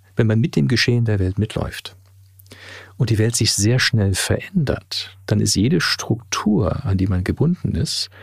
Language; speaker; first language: German; early bilingual, heritage; English